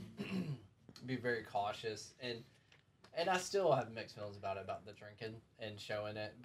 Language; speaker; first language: English; native; English